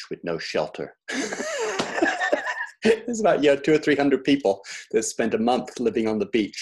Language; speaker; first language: English; native; English